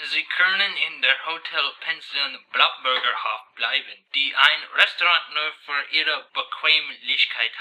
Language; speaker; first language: German; non-native, learner; English